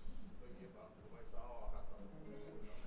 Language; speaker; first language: Japanese; native; Japanese